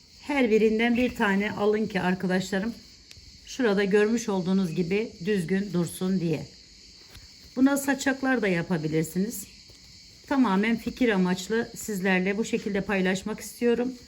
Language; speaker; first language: Turkish; native; Turkish